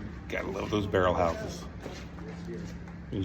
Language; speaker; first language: English; native; English